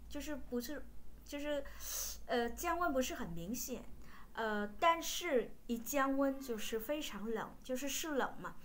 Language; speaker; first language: Chinese; non-native, fluent; Vietnamese